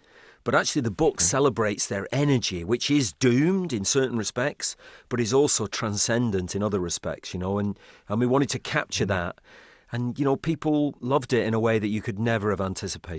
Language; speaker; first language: English; native; English